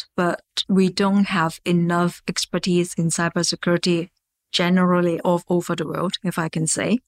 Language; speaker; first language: English; non-native, local second language; Cantonese